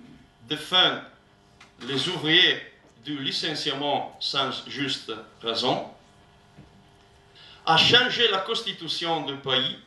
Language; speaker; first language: French; non-native, learner; Italian